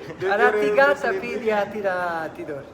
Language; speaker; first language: Indonesian; non-native, learner; Dutch